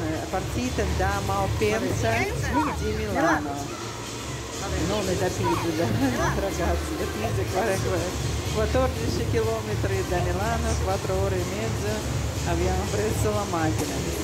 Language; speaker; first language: Italian; non-native, learner; Russian